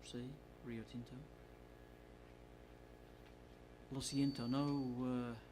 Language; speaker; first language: Spanish; non-native, fluent; English